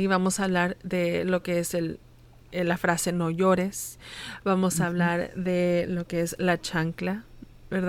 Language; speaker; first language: Spanish; early bilingual, heritage; Spanish